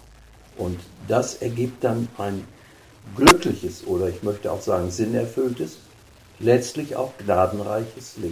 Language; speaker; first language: German; native; German